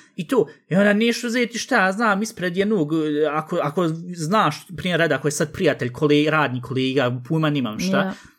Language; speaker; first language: Bosnian; early bilingual, heritage; Bosnian